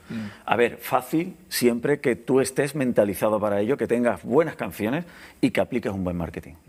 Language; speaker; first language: Spanish; native; Spanish